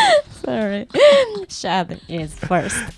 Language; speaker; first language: English; non-native, learner; Japanese